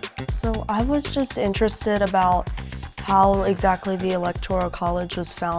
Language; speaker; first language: English; native; English